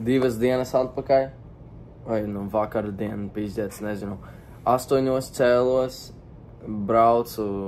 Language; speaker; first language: Latvian; early bilingual, heritage; Latvian